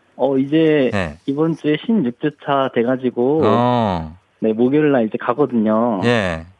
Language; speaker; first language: Korean; native; Korean